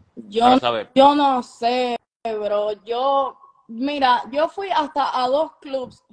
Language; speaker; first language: Spanish; native; Spanish